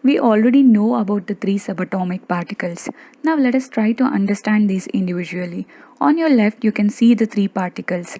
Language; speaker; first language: English; non-native, local second language; Kannada